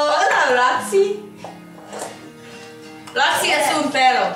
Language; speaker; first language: Spanish; non-native, learner; English